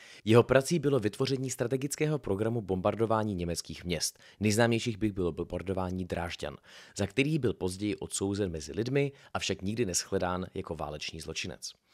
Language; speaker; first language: Czech; native; Czech